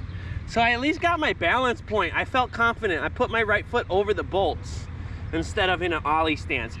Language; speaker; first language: English; native; English